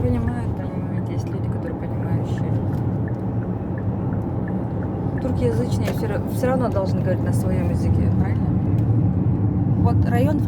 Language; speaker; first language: Russian; non-native, local second language; Kyrgyz